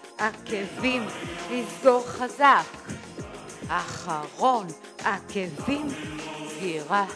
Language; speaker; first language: Hebrew; native; Hebrew